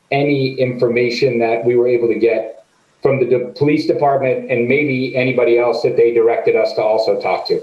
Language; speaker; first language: English; native; English